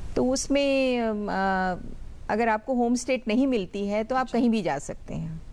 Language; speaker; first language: Hindi; native; Hindi